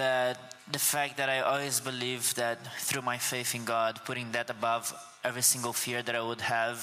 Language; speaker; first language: English; non-native, fluent; Portuguese